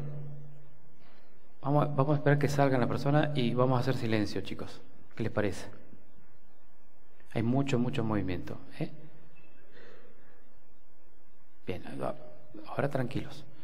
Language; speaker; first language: Spanish; native; Spanish